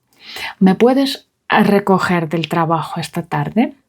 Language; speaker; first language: Spanish; non-native, fluent; Russian